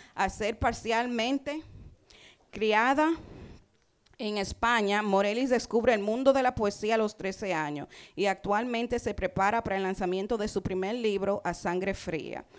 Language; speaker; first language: Spanish; early bilingual, heritage; Spanish